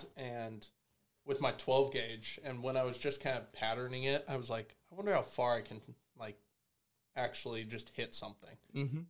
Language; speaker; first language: English; native; English